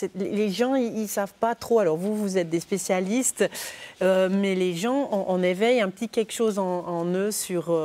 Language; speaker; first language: French; native; French